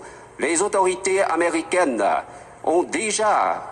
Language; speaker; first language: French; non-native, fluent; Chinese